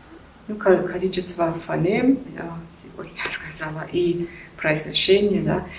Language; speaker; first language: Russian; non-native, learner; German